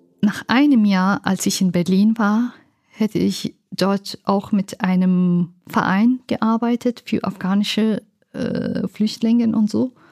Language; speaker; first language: German; non-native, learner; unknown